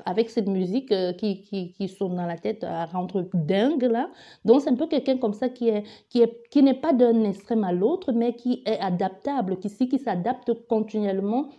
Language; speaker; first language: French; native; French